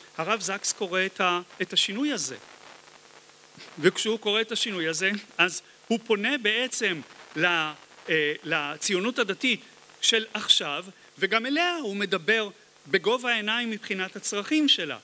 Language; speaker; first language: Hebrew; native; Hebrew